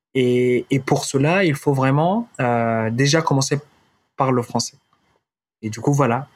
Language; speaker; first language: French; non-native, fluent; Arabic